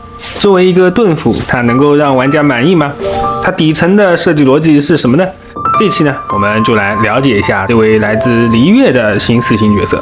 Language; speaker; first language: Chinese; native; Chinese